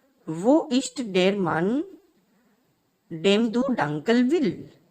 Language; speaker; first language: German; non-native, fluent; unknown